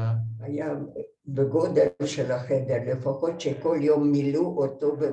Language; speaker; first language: Hebrew; non-native, fluent; Hungarian